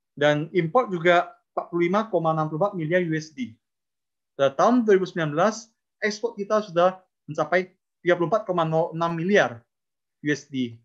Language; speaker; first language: Indonesian; non-native, local second language; Chinese